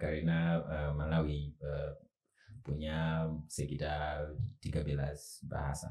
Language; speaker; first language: Indonesian; non-native, learner; Nyanja